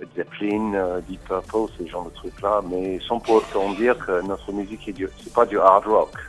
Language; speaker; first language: French; non-native, fluent; English